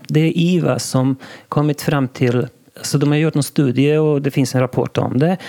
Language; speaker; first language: Swedish; non-native, local second language; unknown